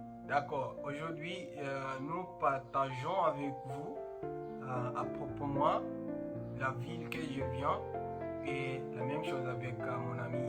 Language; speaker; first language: French; non-native, learner; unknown